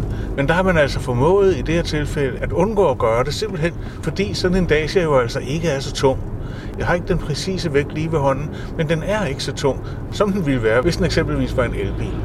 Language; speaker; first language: Danish; native; Danish